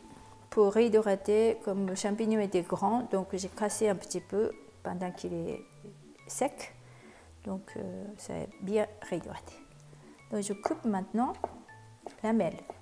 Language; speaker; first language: French; non-native, fluent; Japanese